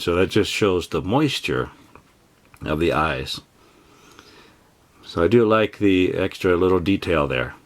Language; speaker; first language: English; native; English